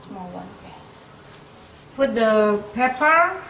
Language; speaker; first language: English; non-native, learner; Indonesian